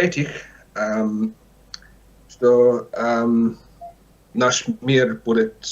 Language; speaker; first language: Russian; non-native, learner; English